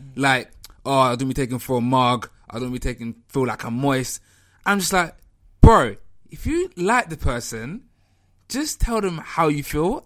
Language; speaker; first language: English; native; English